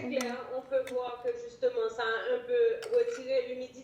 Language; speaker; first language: French; native; French